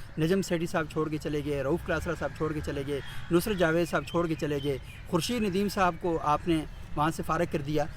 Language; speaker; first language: Urdu; non-native, local second language; Northern Hindko